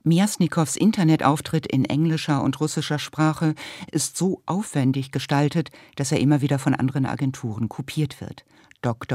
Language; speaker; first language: German; native; German